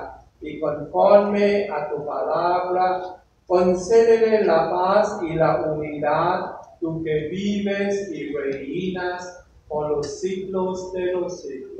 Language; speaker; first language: Spanish; non-native, learner; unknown